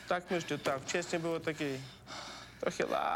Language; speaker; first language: Polish; non-native, learner; Russian